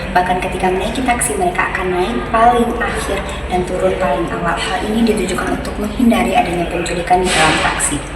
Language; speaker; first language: Indonesian; native; Indonesian